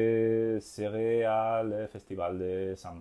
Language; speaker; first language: French; non-native, learner; Spanish